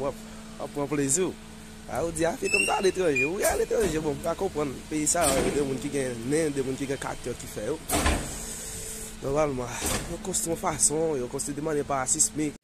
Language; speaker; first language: French; non-native, learner; Haitian Creole